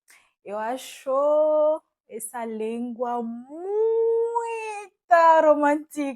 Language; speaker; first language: Portuguese; non-native, learner; Fon